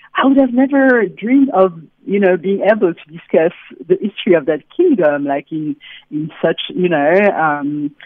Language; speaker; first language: English; non-native, fluent; French